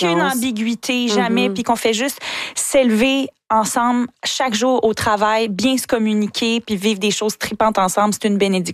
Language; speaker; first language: French; native; French